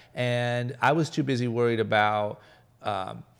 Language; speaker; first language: English; native; English